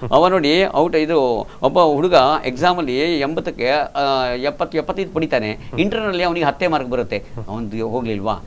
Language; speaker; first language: Kannada; non-native, local second language; Marathi